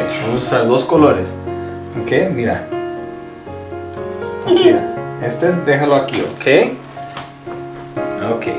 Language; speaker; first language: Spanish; early bilingual, heritage; Spanish